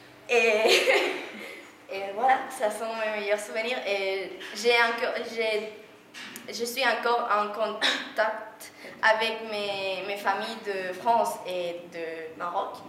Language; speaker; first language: French; non-native, learner; Spanish